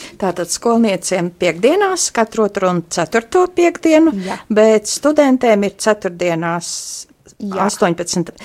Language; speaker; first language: Latvian; native; Latvian